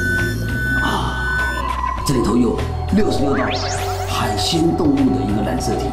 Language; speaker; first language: Chinese; native; Chinese